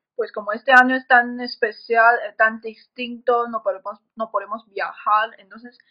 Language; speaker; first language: Spanish; non-native, fluent; Chinese